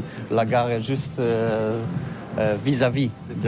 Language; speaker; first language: French; non-native, learner; Polish